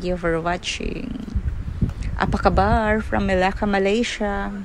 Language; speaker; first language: English; non-native, fluent; Cebuano